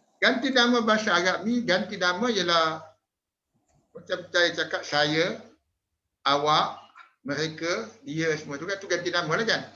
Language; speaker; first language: Malay; native; Malay